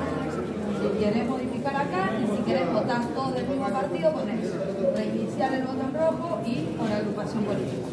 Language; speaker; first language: Spanish; native; Spanish